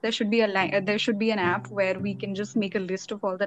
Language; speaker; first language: English; non-native, local second language; Odia